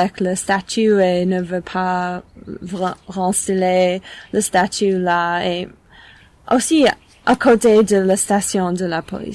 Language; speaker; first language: French; non-native, learner; English